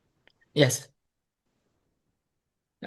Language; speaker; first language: English; non-native, learner; Japanese